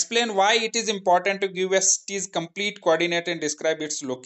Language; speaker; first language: English; non-native, learner; Hindi